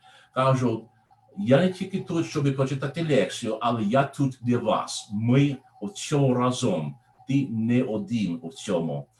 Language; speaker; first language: Ukrainian; non-native, learner; English